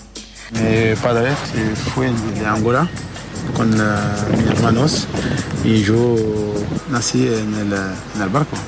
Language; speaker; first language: Spanish; non-native, learner; French